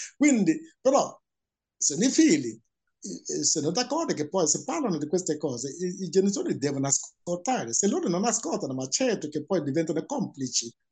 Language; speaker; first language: Italian; non-native, fluent; Igbo